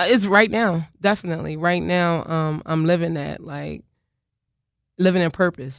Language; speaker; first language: English; native; English